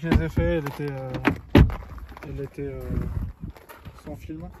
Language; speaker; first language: French; native; French